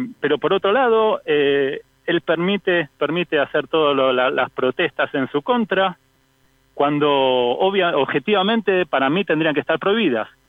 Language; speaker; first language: Spanish; native; Spanish